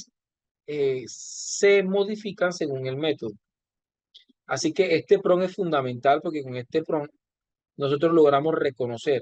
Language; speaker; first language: Spanish; native; Spanish